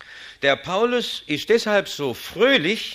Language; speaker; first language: German; native; German